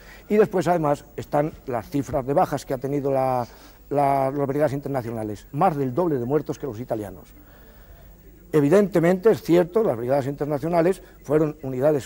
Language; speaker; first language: Spanish; native; Spanish